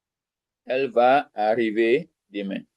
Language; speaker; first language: French; non-native, fluent; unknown